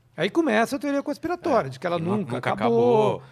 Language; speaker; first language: Portuguese; native; Portuguese